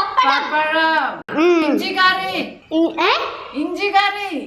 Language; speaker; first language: Malayalam; non-native, learner; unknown